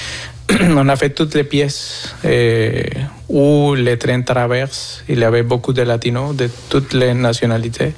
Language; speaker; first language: French; non-native, fluent; Spanish